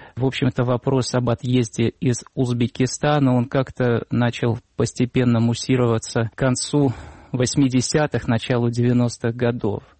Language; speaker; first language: Russian; native; Russian